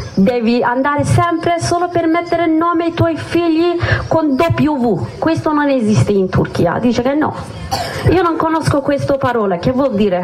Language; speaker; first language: Italian; non-native, learner; Kurdish